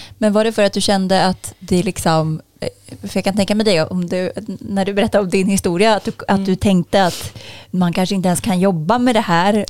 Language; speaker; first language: Swedish; native; Swedish